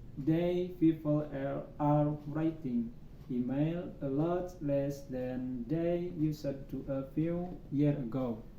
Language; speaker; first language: English; non-native, learner; Sundanese